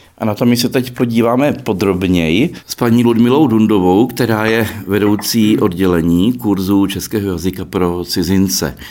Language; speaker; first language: Czech; native; Czech